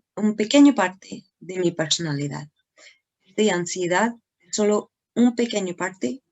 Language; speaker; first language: Spanish; non-native, learner; English